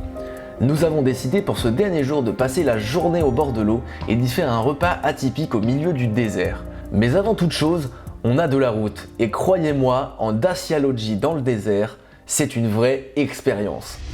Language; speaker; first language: French; native; French